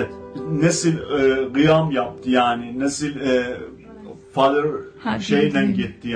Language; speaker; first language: Turkish; non-native, fluent; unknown